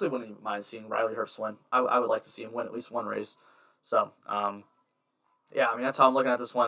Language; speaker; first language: English; native; English